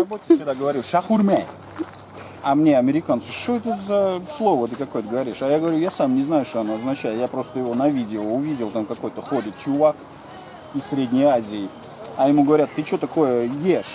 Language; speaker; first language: Russian; native; Russian